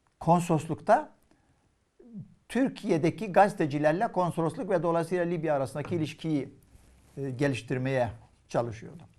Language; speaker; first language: Turkish; non-native, fluent; Arabic